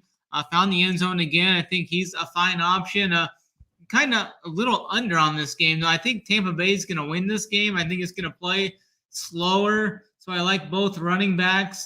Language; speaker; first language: English; native; English